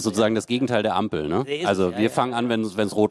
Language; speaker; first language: German; native; German